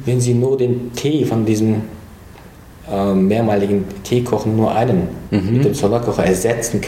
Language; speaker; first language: German; non-native, fluent; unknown